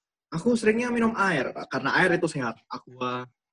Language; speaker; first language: Indonesian; native; Indonesian